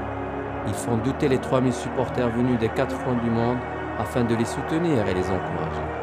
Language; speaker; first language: French; non-native, local second language; Arabic